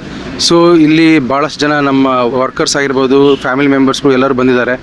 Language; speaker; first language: Kannada; native; Kannada